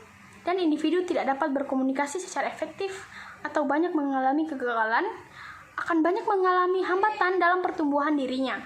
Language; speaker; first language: Indonesian; native; Indonesian